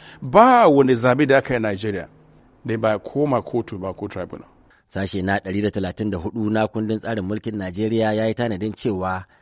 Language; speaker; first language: Hausa; non-native, local second language; Yoruba